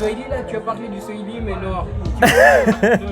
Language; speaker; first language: French; non-native, learner; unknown